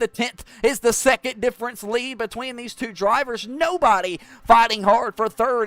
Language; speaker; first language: English; native; English